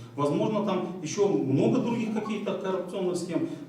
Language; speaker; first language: Russian; non-native, local second language; Kyrgyz